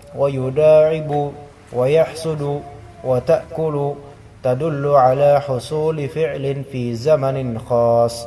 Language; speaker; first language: Arabic; non-native, learner; Indonesian